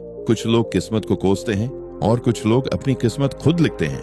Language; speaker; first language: Hindi; native; Hindi